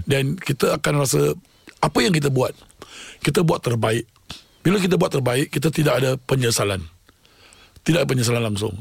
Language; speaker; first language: Malay; non-native, local second language; Tamil